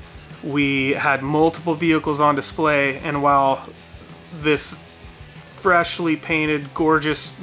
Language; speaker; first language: English; native; English